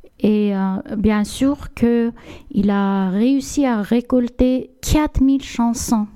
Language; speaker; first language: French; non-native, learner; Armenian